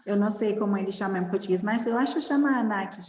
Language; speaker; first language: Portuguese; non-native, learner; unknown